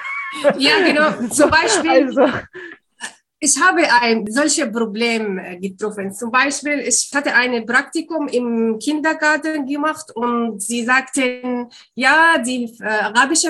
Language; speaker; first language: German; non-native, learner; Arabic